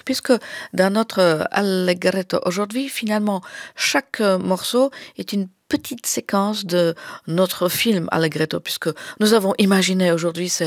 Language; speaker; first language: French; native; French